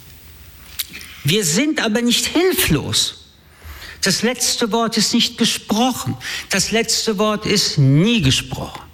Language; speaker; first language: German; early bilingual, other home language; French